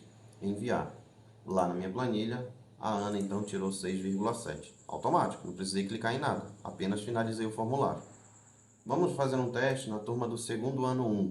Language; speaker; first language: Portuguese; native; Portuguese